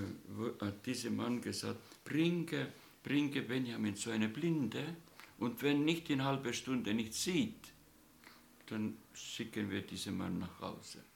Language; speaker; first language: German; non-native, fluent; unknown